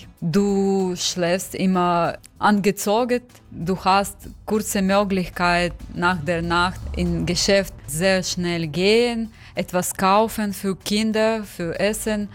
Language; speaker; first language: German; non-native, learner; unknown